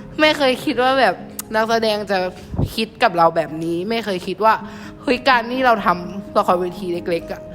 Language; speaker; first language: Thai; native; Thai